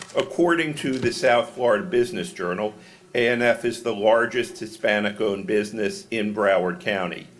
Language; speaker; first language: English; native; English